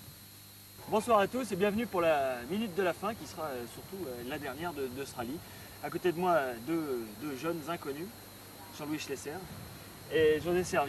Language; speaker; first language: French; native; French